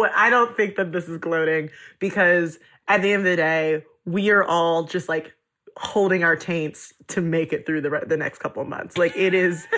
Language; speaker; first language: English; native; English